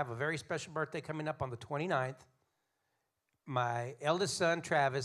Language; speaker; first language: English; native; English